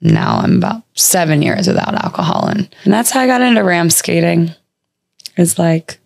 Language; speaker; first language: English; native; English